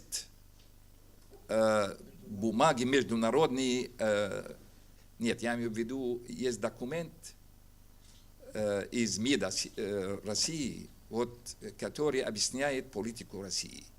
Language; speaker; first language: Russian; non-native, fluent; Arabic